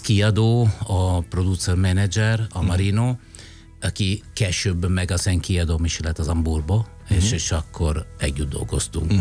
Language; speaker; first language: Hungarian; non-native, fluent; Italian